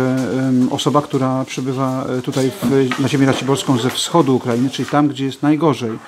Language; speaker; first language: Polish; native; Polish